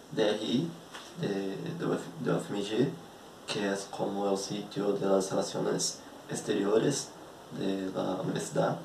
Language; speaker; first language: Spanish; non-native, learner; Portuguese